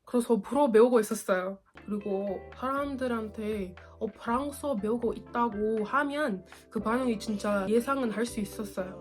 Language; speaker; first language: Korean; non-native, fluent; English